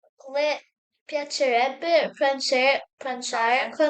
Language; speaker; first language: Italian; non-native, learner; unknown